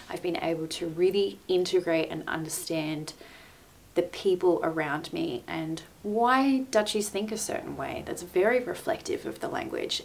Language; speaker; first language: English; native; English